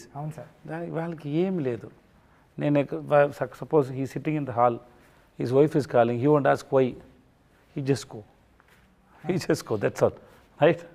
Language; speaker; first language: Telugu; non-native, learner; Tamil